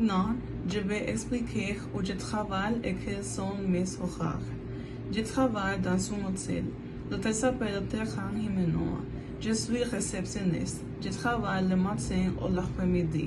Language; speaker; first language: French; non-native, learner; Spanish